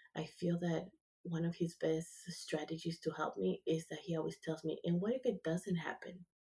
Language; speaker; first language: English; early bilingual, other home language; Spanish